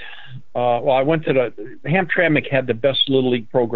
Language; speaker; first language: English; native; English